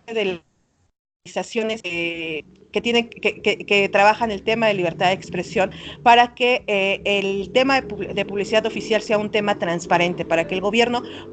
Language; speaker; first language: Spanish; native; Spanish